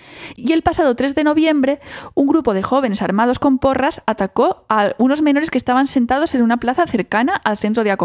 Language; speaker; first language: Spanish; native; Spanish